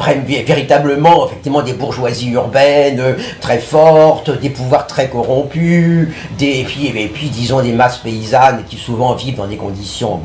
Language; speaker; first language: French; native; French